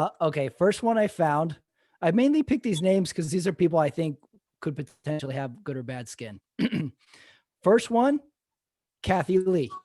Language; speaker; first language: English; native; English